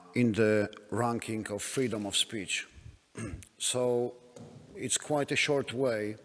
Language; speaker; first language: English; non-native, fluent; Polish